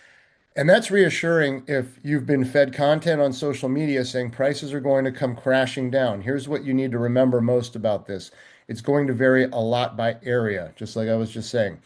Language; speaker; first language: English; native; English